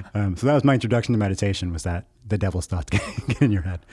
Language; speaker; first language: English; native; English